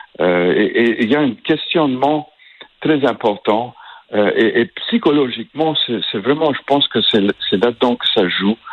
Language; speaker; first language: French; native; French